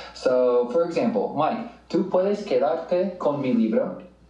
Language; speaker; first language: Spanish; non-native, fluent; English